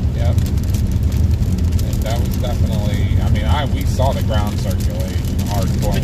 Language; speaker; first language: English; native; English